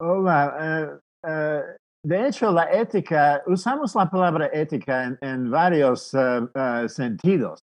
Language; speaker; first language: Spanish; non-native, fluent; English